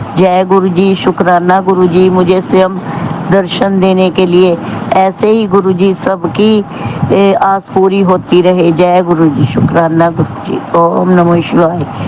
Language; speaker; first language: Hindi; non-native, local second language; Punjabi